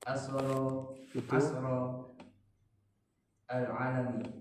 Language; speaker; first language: Arabic; non-native, learner; Indonesian